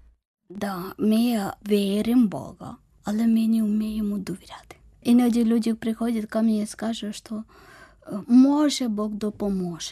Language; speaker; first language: Ukrainian; non-native, learner; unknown